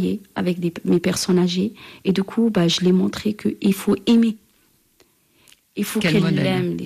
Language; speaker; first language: French; non-native, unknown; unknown